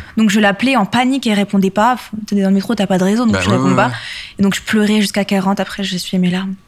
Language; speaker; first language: French; native; French